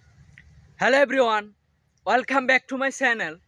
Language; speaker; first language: English; non-native, learner; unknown